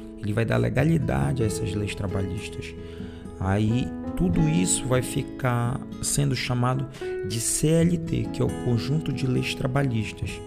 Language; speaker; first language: Portuguese; native; Portuguese